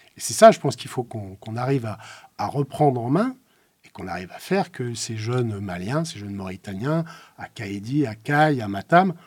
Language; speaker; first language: French; native; French